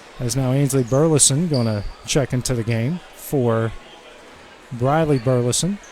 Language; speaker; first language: English; native; English